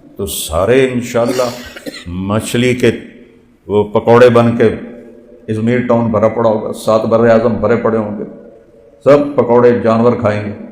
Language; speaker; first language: Urdu; non-native, local second language; Punjabi